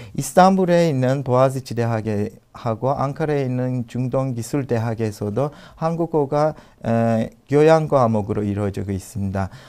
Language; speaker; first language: Korean; non-native, fluent; Turkish